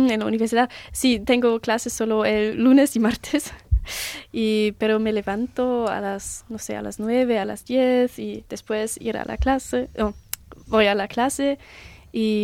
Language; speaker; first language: Spanish; non-native, learner; German